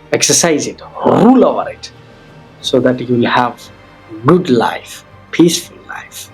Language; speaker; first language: English; non-native, local second language; Telugu